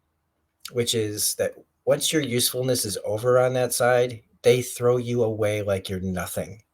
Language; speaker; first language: English; native; English